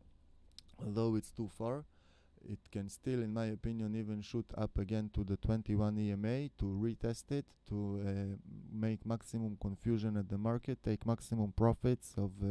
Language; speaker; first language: English; non-native, fluent; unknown